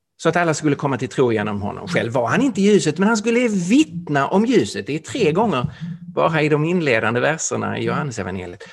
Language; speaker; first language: Swedish; native; Swedish